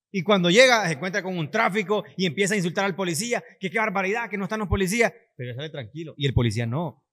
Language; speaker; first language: Spanish; native; Spanish